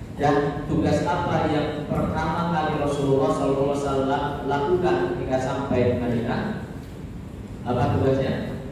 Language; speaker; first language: Indonesian; native; Indonesian